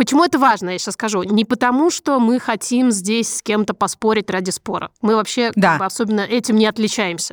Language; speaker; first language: Russian; native; Russian